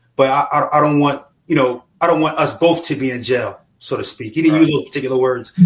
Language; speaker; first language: English; native; English